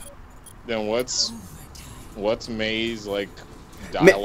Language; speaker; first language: English; native; English